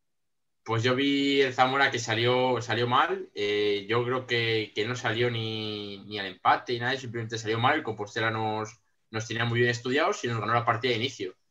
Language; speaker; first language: Spanish; native; Spanish